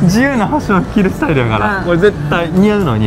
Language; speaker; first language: Japanese; native; Japanese